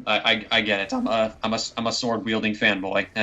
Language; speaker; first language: English; native; English